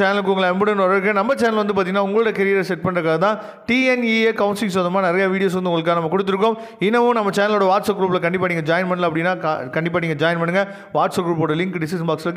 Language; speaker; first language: Tamil; native; Tamil